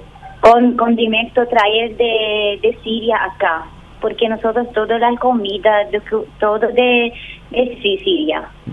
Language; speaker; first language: Spanish; non-native, learner; Arabic